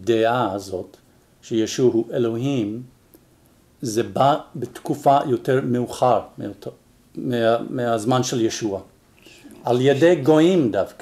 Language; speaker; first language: Hebrew; non-native, fluent; English